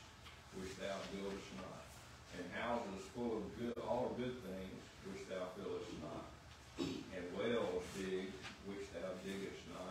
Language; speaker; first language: English; native; English